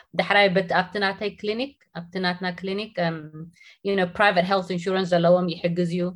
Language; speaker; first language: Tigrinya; early bilingual, other home language; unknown